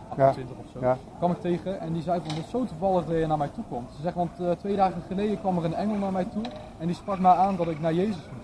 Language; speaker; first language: Dutch; native; Dutch